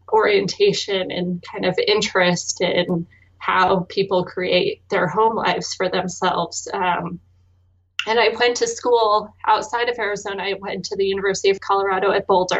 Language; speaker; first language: English; native; English